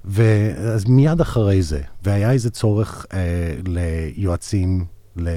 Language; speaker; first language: Hebrew; non-native, fluent; English